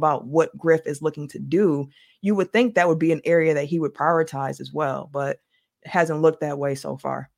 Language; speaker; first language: English; native; English